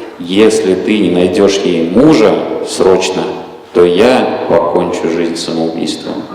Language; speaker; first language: Russian; native; Russian